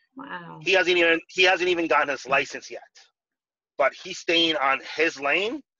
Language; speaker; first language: English; non-native, fluent; Spanish